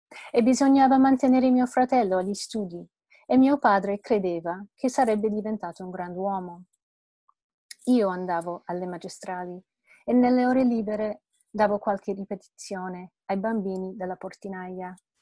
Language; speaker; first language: Italian; non-native, fluent; English